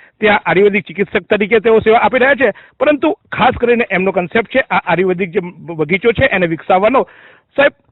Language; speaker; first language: Gujarati; native; Gujarati